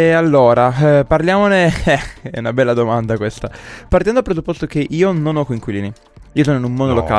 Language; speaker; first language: Italian; native; Italian